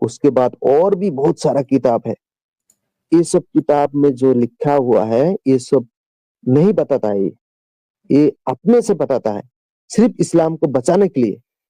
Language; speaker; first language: Hindi; non-native, local second language; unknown